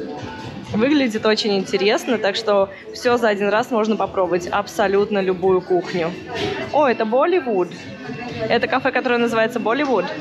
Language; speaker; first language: Russian; native; Russian